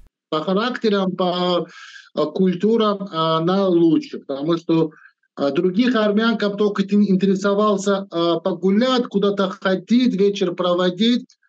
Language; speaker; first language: Russian; non-native, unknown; Turkish